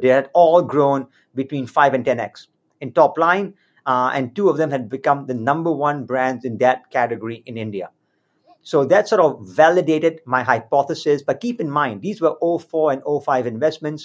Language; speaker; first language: English; native; English